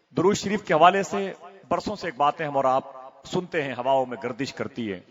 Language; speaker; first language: Urdu; native; Urdu